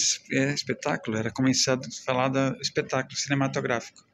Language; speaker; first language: Portuguese; native; Portuguese